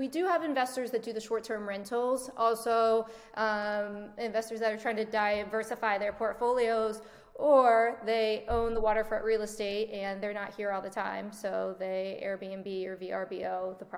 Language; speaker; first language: English; native; English